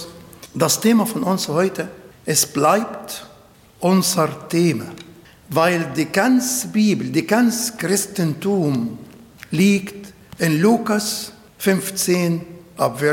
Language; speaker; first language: German; non-native, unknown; Arabic